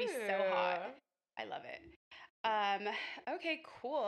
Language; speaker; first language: English; native; English